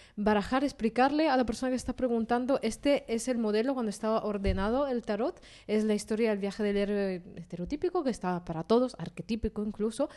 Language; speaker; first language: Spanish; non-native, fluent; Italian